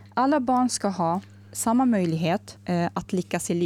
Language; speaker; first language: Swedish; non-native, fluent; Arabic